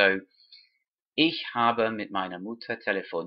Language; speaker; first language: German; non-native, fluent; English